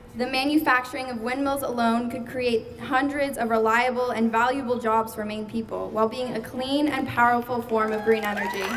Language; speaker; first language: English; native; English